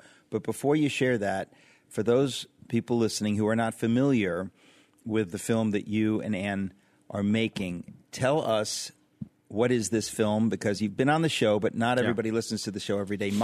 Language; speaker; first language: English; native; English